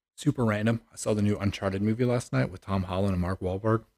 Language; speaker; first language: English; native; English